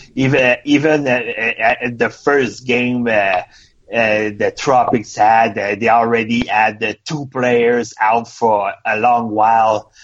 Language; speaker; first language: English; non-native, fluent; French